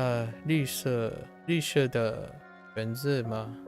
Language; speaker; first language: Chinese; non-native, learner; English